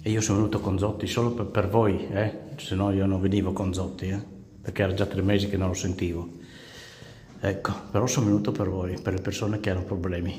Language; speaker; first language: Italian; native; Italian